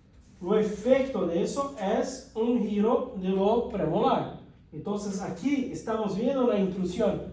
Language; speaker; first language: Spanish; non-native, fluent; Portuguese